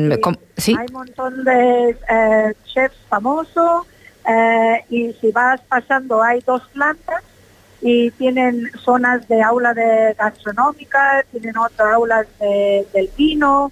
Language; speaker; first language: Spanish; non-native, fluent; English